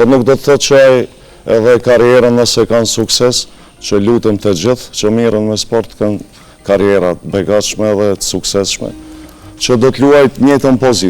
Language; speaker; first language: Albanian; native; Albanian